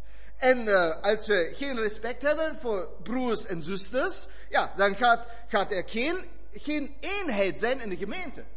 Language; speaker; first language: Dutch; non-native, fluent; German